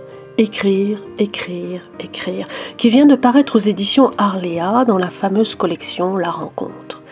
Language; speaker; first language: French; native; French